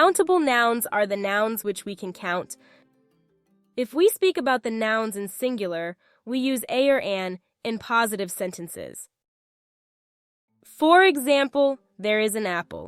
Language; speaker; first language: English; non-native, fluent; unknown